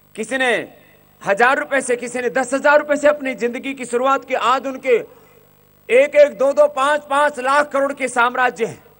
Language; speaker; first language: Hindi; native; Hindi